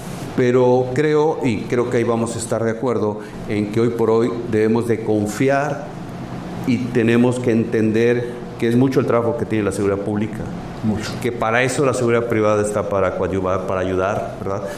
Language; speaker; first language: Spanish; native; Spanish